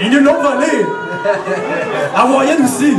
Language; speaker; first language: French; native; French